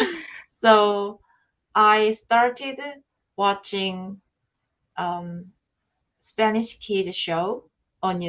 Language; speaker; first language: English; non-native, learner; Korean